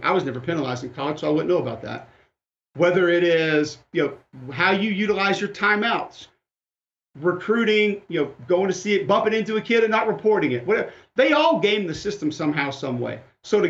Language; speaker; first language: English; native; English